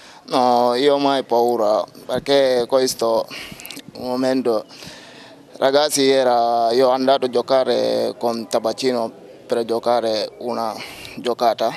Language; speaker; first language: Italian; non-native, learner; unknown